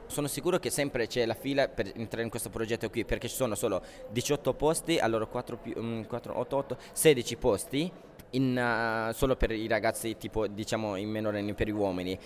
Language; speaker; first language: Italian; non-native, fluent; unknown